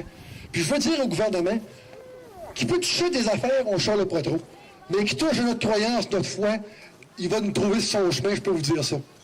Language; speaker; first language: French; native; French